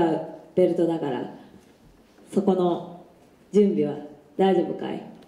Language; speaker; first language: Japanese; native; Japanese